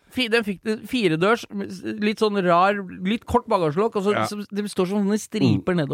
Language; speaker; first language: Norwegian; native; Norwegian